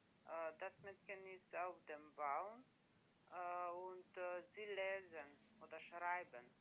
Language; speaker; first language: German; non-native, learner; Macedonian